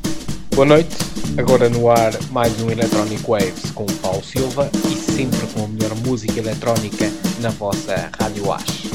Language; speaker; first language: Portuguese; native; Portuguese